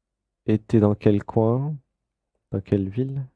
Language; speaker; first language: French; native; French